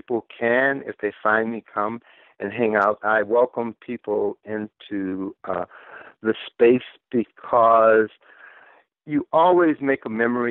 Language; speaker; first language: English; native; English